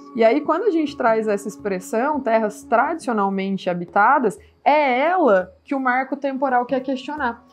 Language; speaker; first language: Portuguese; native; Portuguese